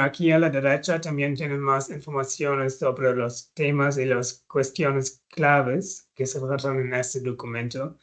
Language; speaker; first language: Spanish; non-native, fluent; German